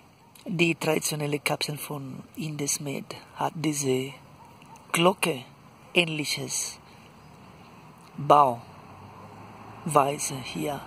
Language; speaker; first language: German; non-native, fluent; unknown